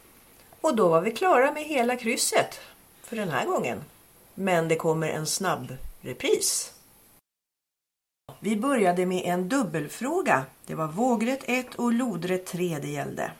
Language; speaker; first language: Swedish; native; Swedish